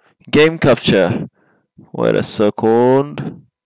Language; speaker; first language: English; non-native, fluent; French